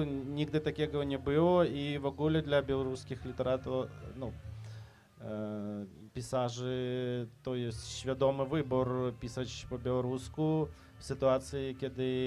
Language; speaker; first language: Polish; non-native, fluent; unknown